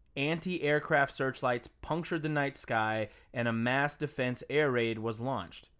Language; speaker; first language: English; native; English